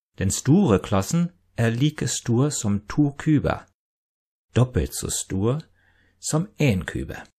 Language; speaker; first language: Norwegian; non-native, fluent; German